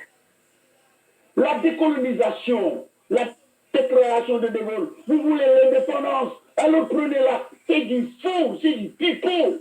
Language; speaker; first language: French; non-native, local second language; Wolof